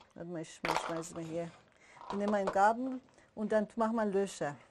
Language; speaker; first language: German; non-native, learner; Persian